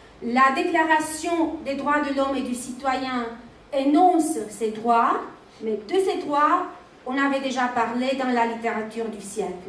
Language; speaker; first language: French; non-native, fluent; Romanian